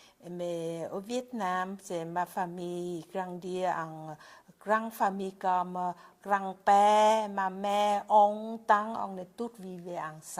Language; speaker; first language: French; non-native, learner; Vietnamese